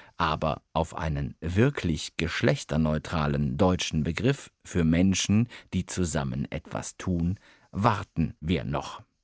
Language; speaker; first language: German; native; German